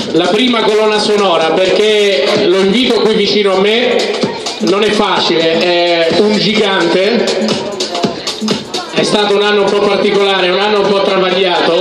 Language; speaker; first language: Italian; native; Italian